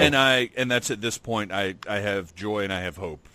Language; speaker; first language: English; native; English